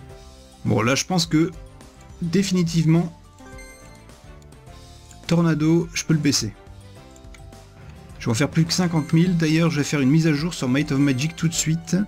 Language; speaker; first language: French; native; French